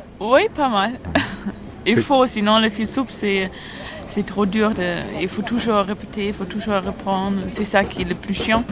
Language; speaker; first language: French; non-native, fluent; German